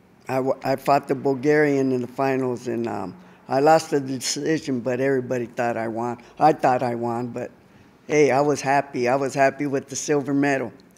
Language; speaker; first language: English; early bilingual, other home language; Spanish